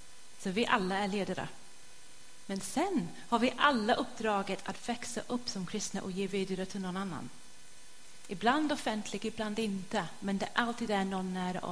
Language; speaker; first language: Swedish; non-native, fluent; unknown